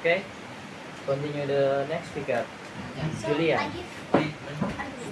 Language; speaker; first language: English; non-native, learner; Indonesian